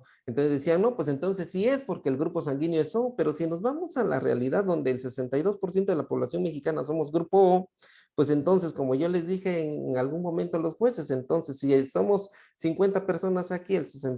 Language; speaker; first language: Spanish; native; Spanish